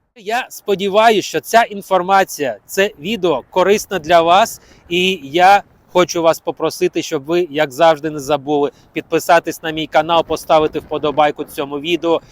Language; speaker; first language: Ukrainian; native; Ukrainian